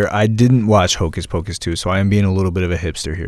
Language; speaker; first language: English; native; English